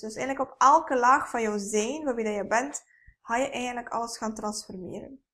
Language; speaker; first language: Dutch; native; Dutch